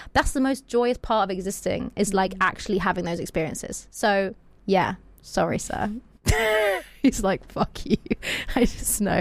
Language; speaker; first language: English; native; English